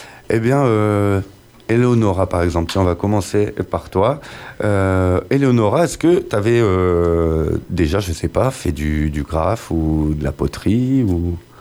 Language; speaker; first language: French; native; French